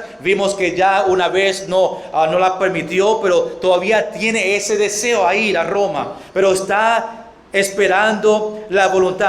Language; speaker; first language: Spanish; non-native, fluent; English